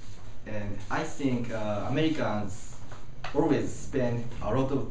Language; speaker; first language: English; non-native, learner; Japanese